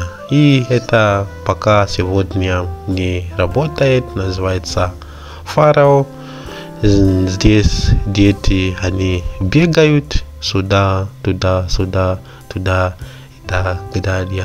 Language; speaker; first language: Russian; non-native, learner; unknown